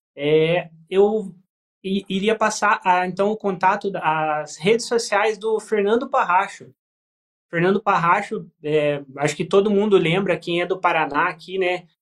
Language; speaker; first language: Portuguese; native; Portuguese